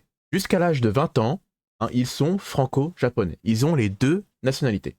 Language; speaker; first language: French; native; French